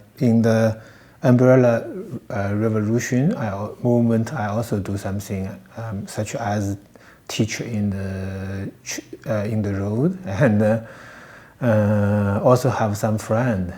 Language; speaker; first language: English; non-native, learner; Chinese